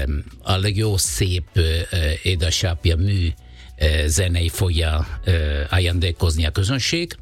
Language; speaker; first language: Hungarian; non-native, fluent; Italian